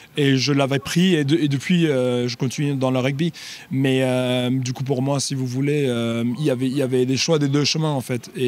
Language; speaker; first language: French; non-native, fluent; English